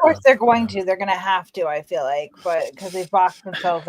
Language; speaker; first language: English; native; English